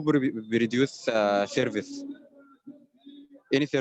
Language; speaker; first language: English; non-native, learner; Arabic